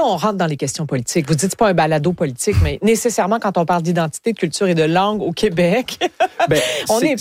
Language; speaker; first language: French; native; French